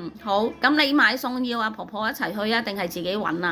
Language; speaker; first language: Cantonese; native; Cantonese